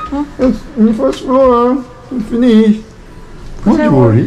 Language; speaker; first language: English; non-native, learner; Korean